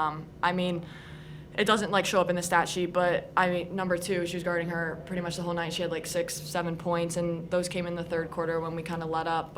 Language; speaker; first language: English; native; English